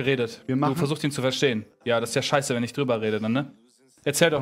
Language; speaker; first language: German; native; German